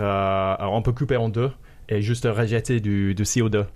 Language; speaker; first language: French; non-native, fluent; English